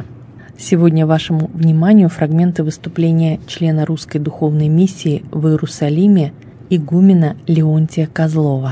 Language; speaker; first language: Russian; native; Russian